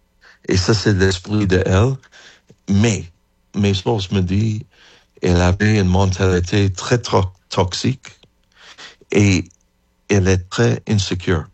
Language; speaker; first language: French; non-native, learner; English